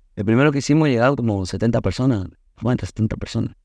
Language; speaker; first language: Spanish; native; Spanish